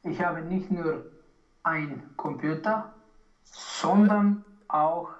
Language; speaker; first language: German; non-native, learner; Romanian